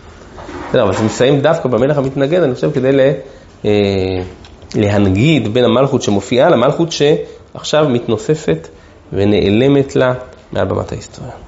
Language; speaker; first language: Hebrew; native; Hebrew